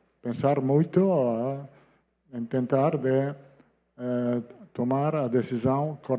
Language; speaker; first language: Portuguese; non-native, fluent; Italian